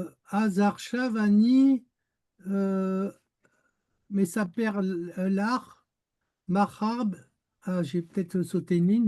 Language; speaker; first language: Hebrew; non-native, learner; French